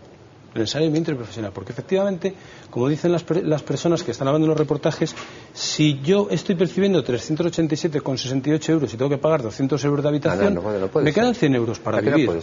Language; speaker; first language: Spanish; native; Spanish